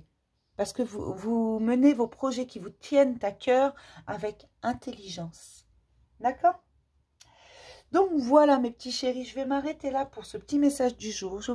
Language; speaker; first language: French; native; French